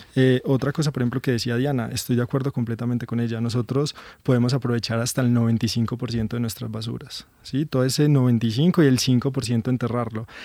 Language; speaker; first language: Spanish; native; Spanish